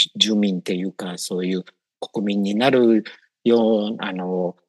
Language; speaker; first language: Japanese; non-native, fluent; English